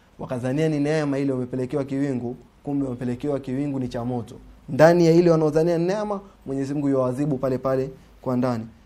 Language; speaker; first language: Swahili; native; Swahili